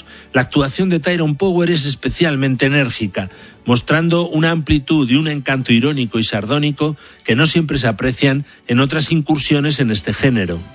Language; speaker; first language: Spanish; native; Spanish